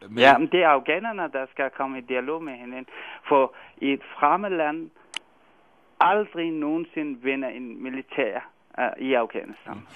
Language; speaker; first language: Danish; non-native, fluent; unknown